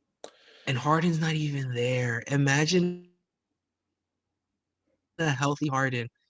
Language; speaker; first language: English; native; English